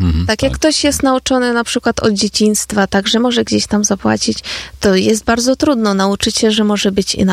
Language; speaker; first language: Polish; non-native, fluent; Ukrainian